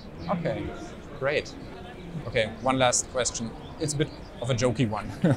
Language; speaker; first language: English; non-native, fluent; German